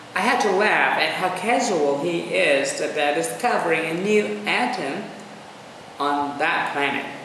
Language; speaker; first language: English; non-native, fluent; Vietnamese